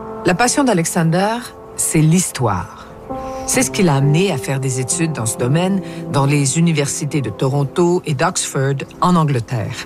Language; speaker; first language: French; native; French